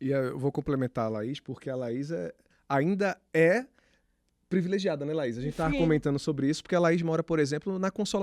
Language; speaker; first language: Portuguese; native; Portuguese